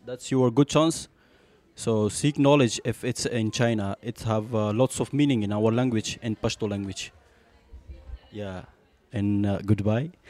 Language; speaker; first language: English; non-native, learner; Pashto